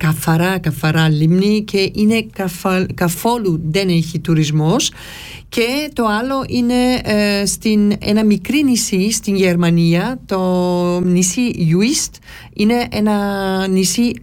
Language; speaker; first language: Greek; early bilingual, heritage; Greek